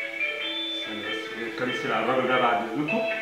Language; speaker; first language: Arabic; native; Arabic